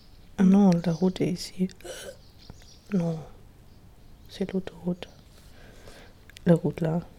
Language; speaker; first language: French; non-native, learner; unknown